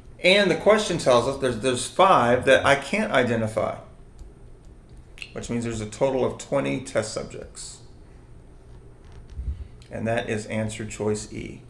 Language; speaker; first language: English; native; English